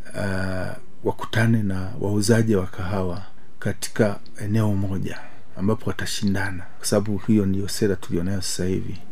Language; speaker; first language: Swahili; native; Swahili